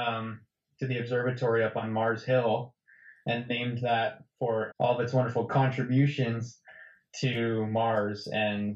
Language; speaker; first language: English; native; English